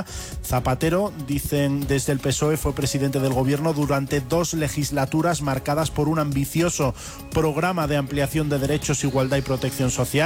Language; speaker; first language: Spanish; native; Spanish